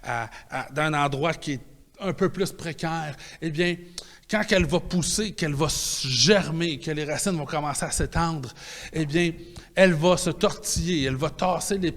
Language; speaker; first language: French; native; French